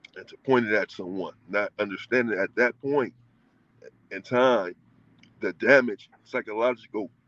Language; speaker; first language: English; native; English